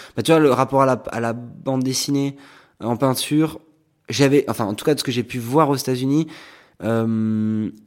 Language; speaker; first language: French; native; French